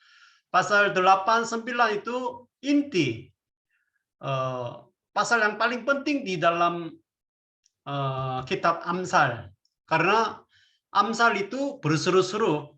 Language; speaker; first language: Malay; non-native, fluent; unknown